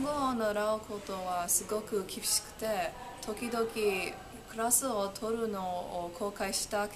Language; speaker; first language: Japanese; non-native, learner; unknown